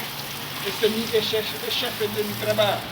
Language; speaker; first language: Spanish; non-native, learner; Haitian Creole